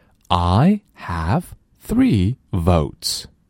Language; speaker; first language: English; non-native, fluent; Chinese